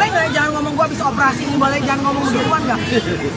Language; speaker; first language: Indonesian; native; Indonesian